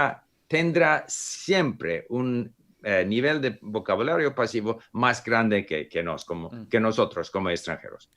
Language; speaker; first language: Spanish; non-native, fluent; English